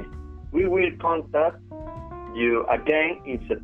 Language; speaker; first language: English; non-native, learner; Spanish